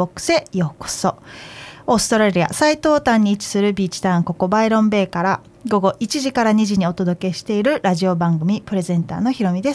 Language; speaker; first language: English; non-native, fluent; Japanese